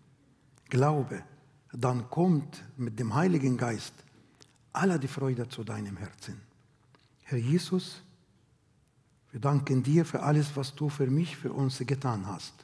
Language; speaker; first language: German; non-native, learner; Arabic